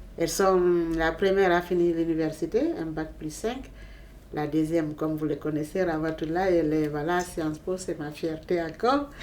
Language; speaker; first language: French; non-native, local second language; Fula